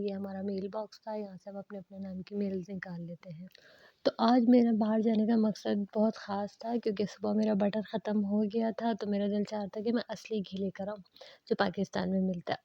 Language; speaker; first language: Urdu; native; Urdu